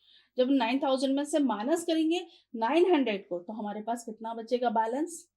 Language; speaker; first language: Hindi; native; Hindi